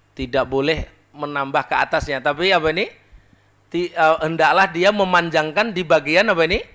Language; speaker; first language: Indonesian; native; Indonesian